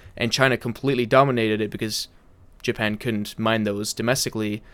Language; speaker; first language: English; early bilingual, heritage; English